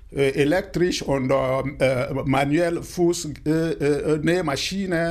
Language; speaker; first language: German; non-native, fluent; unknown